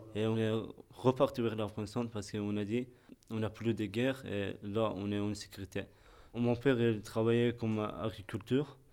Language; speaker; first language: French; non-native, fluent; Persian